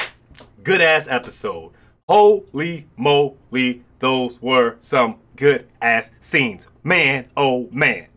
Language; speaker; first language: English; native; English